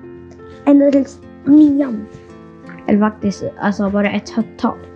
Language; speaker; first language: Swedish; non-native, fluent; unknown